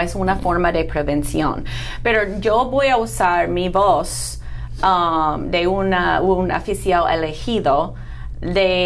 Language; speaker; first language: Spanish; non-native, fluent; English